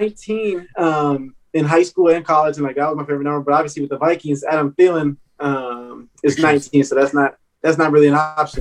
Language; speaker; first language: English; native; English